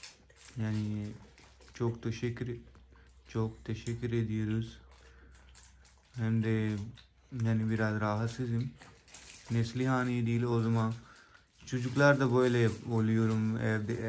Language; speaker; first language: Turkish; non-native, learner; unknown